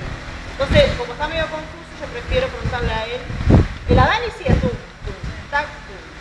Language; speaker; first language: Spanish; native; Spanish